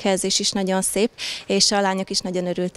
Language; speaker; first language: Hungarian; native; Hungarian